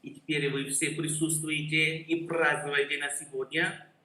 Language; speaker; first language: Russian; non-native, learner; Korean